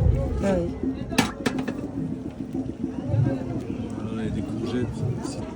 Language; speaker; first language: French; native; French